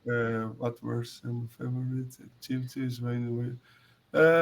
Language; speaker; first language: English; non-native, learner; Portuguese